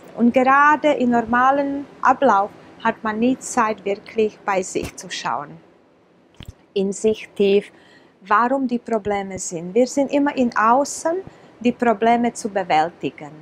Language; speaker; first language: German; non-native, fluent; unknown